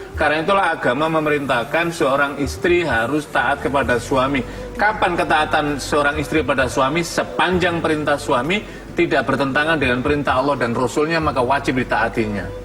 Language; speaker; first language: Indonesian; native; Indonesian